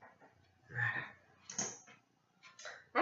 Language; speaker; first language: French; native; French